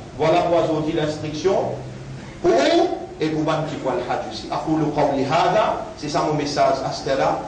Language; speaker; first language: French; non-native, local second language; Morisyen